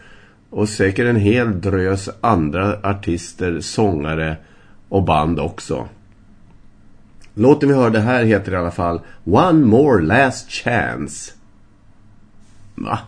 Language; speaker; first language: Swedish; native; Swedish